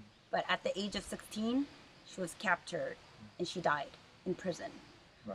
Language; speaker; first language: English; early bilingual, other home language; Korean